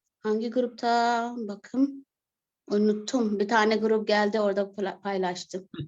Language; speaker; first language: Turkish; non-native, learner; Urdu